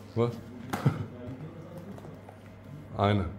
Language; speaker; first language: German; native; German